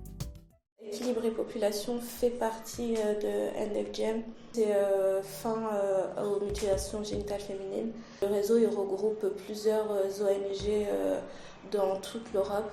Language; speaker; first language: French; early bilingual, other home language; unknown